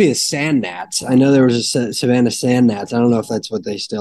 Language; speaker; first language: English; native; English